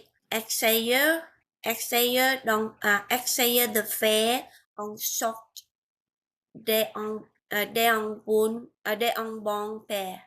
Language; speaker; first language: French; non-native, learner; Vietnamese